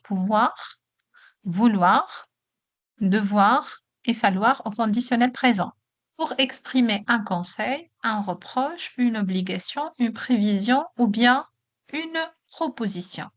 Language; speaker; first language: French; non-native, local second language; Arabic